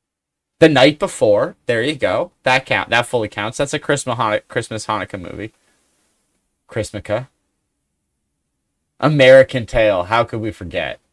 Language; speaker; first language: English; native; English